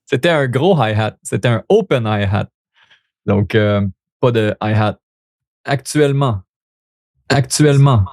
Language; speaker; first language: French; native; French